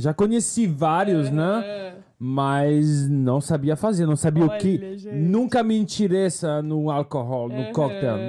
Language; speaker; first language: Portuguese; non-native, fluent; French